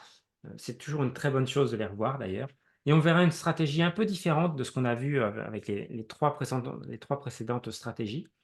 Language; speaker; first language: French; native; French